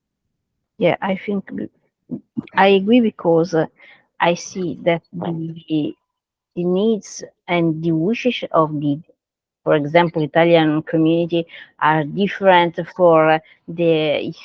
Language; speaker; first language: English; non-native, learner; Italian